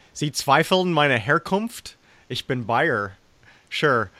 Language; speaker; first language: German; early bilingual, other home language; English